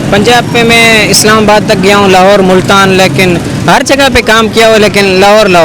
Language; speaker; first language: Hindi; non-native, local second language; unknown